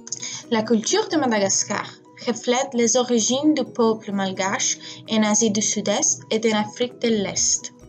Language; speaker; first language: French; non-native, learner; English